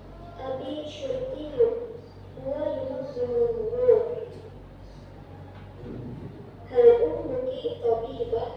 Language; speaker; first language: Arabic; non-native, learner; Indonesian